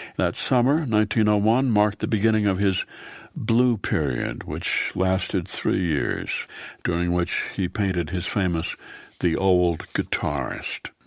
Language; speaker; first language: English; native; English